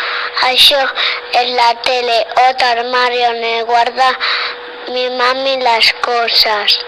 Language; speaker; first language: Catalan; non-native, local second language; Spanish